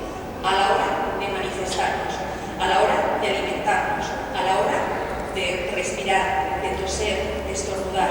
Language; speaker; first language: Spanish; native; Spanish